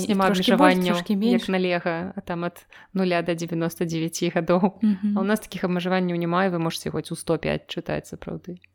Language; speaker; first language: Belarusian; non-native, local second language; Russian